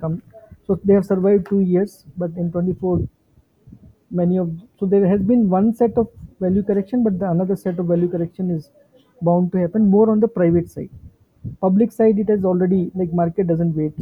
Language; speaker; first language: English; non-native, local second language; Hindi